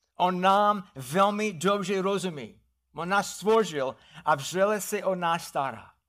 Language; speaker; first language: Czech; non-native, fluent; English